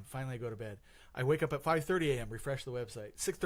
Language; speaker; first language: English; native; English